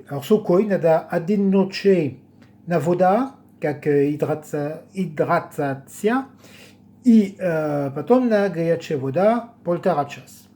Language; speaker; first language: Russian; non-native, learner; French